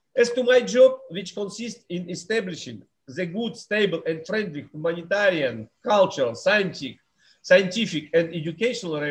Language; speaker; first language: English; non-native, fluent; Russian